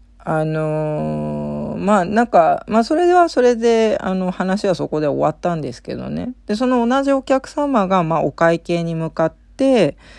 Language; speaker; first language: Japanese; native; Japanese